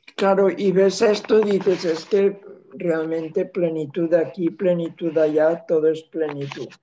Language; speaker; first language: Spanish; non-native, local second language; Catalan